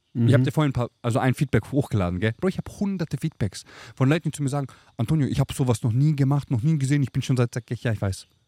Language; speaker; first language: German; early bilingual, other home language; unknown